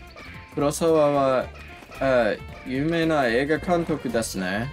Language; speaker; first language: Japanese; non-native, learner; English